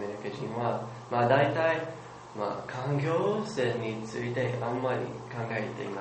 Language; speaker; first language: Japanese; non-native, learner; English